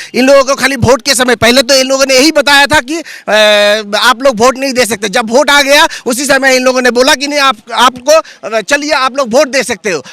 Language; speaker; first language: Hindi; non-native, local second language; Bangla